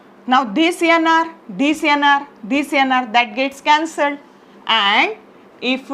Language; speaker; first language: English; non-native, local second language; Marathi